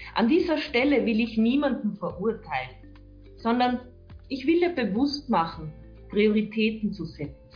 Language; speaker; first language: German; native; German